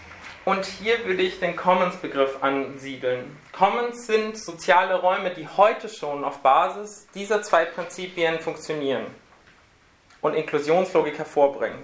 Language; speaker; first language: German; native; German